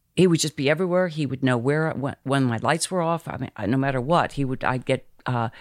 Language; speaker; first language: English; native; English